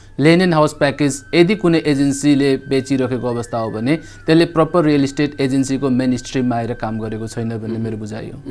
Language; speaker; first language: Nepali; native; Nepali